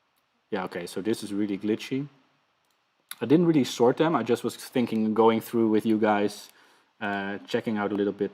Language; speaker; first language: English; non-native, fluent; Dutch